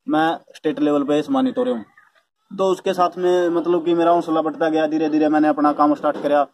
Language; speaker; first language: Hindi; native; Hindi